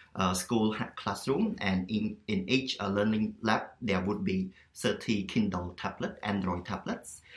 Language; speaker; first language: English; non-native, fluent; Khmer